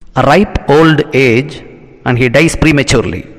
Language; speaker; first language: English; non-native, local second language; Tamil